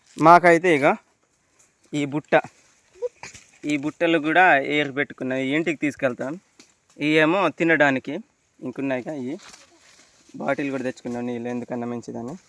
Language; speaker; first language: Telugu; non-native, local second language; Koya